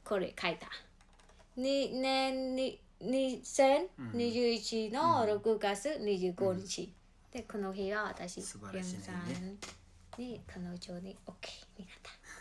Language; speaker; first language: Japanese; non-native, learner; Mongolian